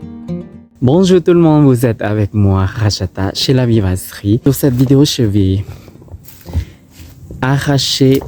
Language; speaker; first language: French; non-native, learner; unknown